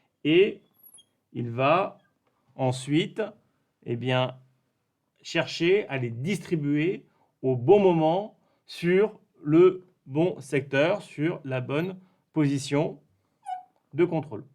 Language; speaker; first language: French; native; French